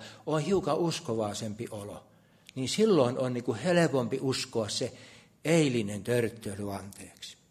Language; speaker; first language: Finnish; native; Finnish